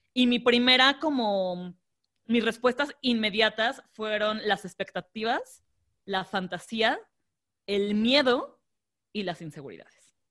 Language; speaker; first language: Spanish; native; Spanish